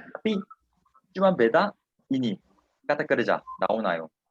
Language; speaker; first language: Indonesian; non-native, fluent; Korean